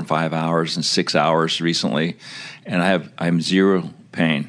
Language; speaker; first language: English; native; English